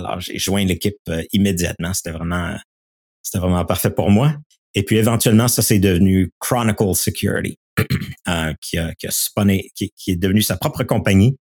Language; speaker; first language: French; native; French